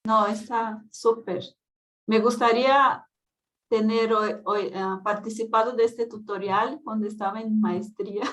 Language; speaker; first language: Spanish; non-native, fluent; Portuguese